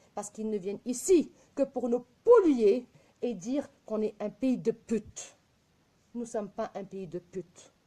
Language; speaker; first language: French; non-native, local second language; Arabic